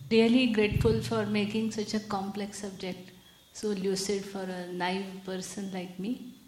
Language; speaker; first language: English; non-native, local second language; Marathi